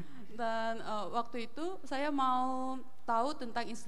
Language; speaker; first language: Indonesian; non-native, learner; Korean